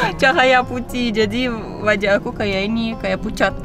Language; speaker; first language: Indonesian; non-native, learner; Russian